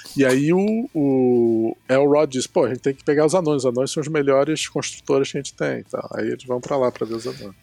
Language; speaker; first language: Portuguese; native; Portuguese